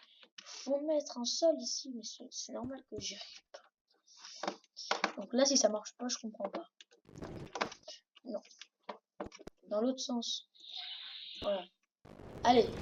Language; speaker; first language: French; native; French